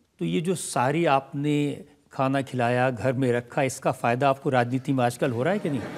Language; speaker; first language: Hindi; native; Hindi